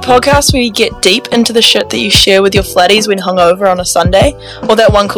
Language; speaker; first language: English; native; English